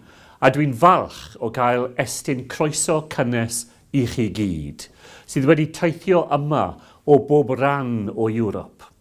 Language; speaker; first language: Welsh; non-native, local second language; English